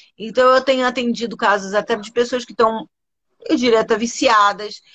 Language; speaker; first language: Portuguese; early bilingual, other home language; Spanish